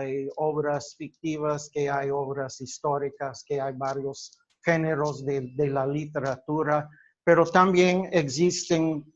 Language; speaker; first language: Spanish; non-native, fluent; English